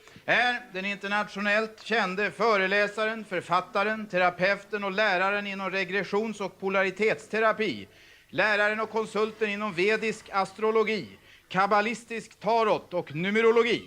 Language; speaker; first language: Swedish; native; Swedish